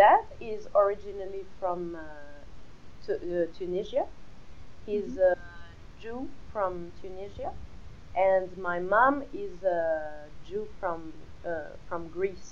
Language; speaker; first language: English; non-native, fluent; French